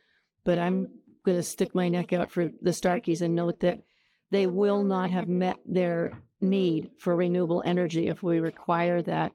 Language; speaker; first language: English; native; English